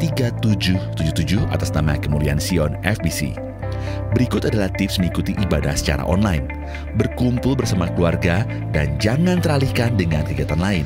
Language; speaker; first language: Indonesian; native; Indonesian